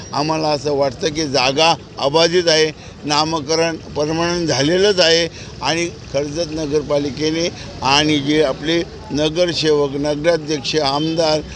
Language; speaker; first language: Marathi; native; Marathi